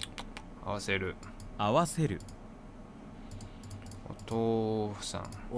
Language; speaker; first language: Japanese; non-native, learner; English